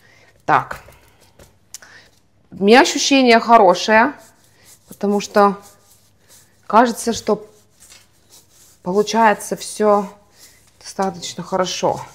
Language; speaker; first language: Russian; non-native, fluent; Estonian